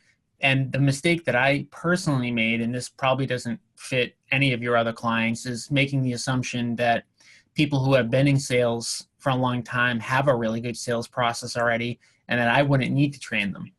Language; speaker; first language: English; native; English